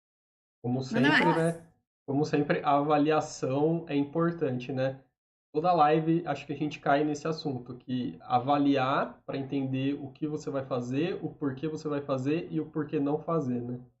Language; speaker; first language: Portuguese; native; Portuguese